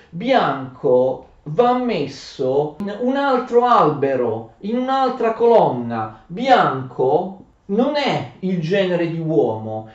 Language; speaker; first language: Italian; native; Italian